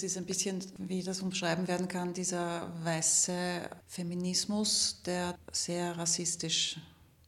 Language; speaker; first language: German; native; German